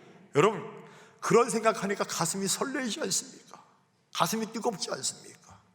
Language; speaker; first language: Korean; native; Korean